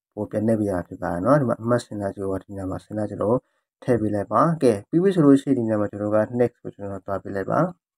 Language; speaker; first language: Burmese; native; Burmese